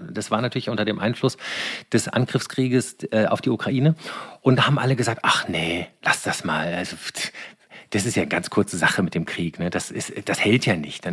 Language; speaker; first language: German; native; German